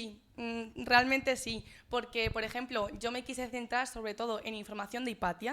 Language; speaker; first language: Spanish; native; Spanish